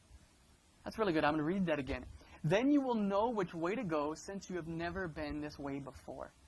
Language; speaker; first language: English; native; English